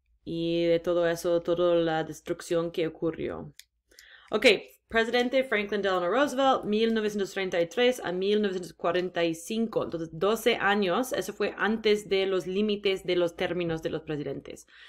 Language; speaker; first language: Spanish; non-native, fluent; English